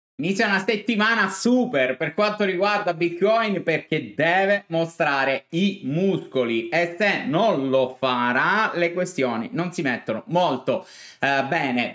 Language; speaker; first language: Italian; native; Italian